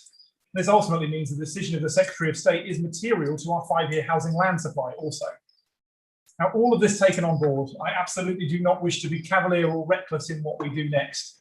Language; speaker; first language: English; native; English